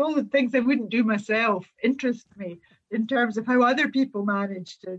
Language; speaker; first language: English; native; English